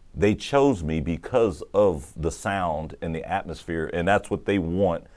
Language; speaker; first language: English; native; English